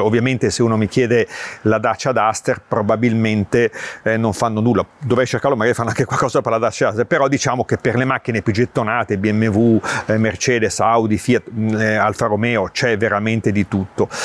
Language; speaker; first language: Italian; native; Italian